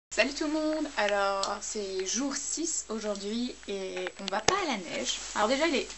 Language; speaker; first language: French; native; French